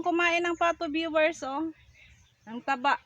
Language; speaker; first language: Filipino; non-native, local second language; Cebuano